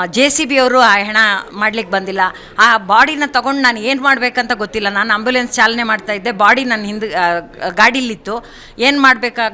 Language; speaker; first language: Kannada; non-native, local second language; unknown